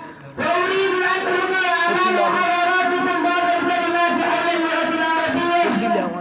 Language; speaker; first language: Arabic; non-native, learner; Urdu